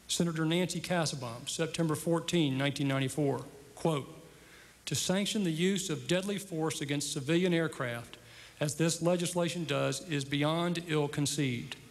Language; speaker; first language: English; native; English